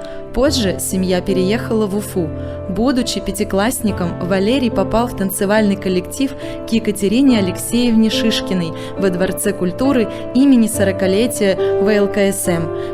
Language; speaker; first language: Russian; native; Russian